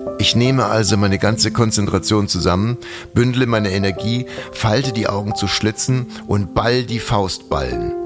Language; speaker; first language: German; native; German